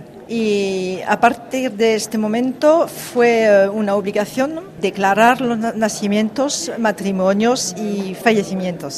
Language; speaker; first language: Spanish; early bilingual, heritage; French